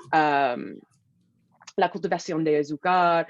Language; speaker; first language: Spanish; non-native, fluent; English